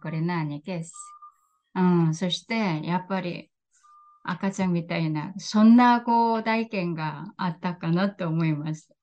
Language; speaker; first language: Japanese; non-native, fluent; Korean